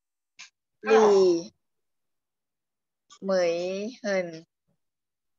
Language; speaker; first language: Chinese; non-native, learner; Thai